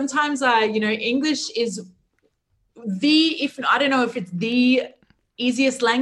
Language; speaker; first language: English; native; English